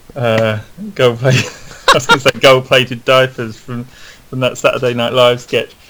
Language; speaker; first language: English; native; English